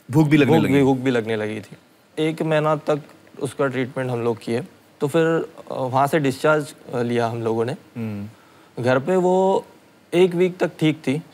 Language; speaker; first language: Hindi; non-native, local second language; Marathi